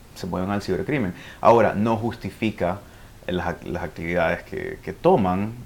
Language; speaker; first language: Spanish; early bilingual, heritage; Spanish